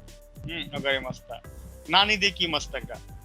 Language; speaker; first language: Japanese; non-native, fluent; Bangla